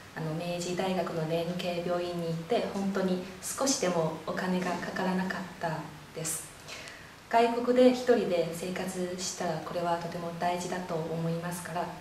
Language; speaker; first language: Japanese; non-native, fluent; Chinese